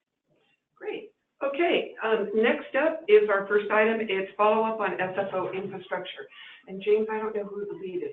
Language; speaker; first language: English; native; English